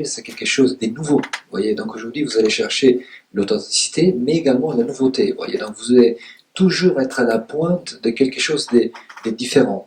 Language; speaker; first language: French; native; French